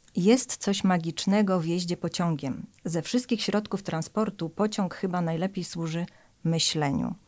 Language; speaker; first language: Polish; native; Polish